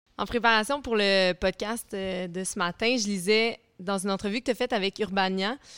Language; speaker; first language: French; native; French